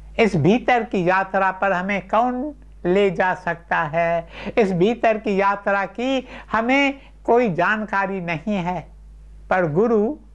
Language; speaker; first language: Urdu; non-native, local second language; Sindhi